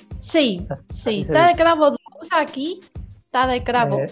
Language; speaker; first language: Spanish; non-native, learner; Chinese